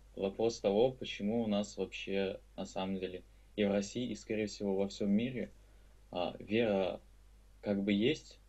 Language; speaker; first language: Russian; native; Russian